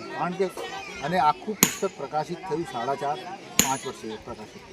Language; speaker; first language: Gujarati; native; Gujarati